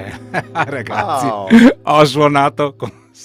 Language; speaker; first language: Italian; native; Italian